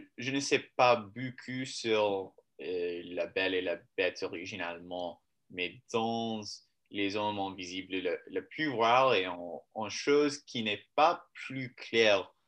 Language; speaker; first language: French; non-native, learner; English